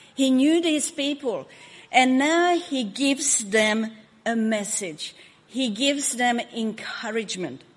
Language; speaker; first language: English; non-native, fluent; Hungarian